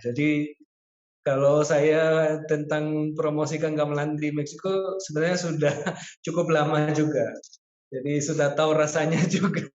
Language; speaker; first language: Indonesian; non-native, fluent; Spanish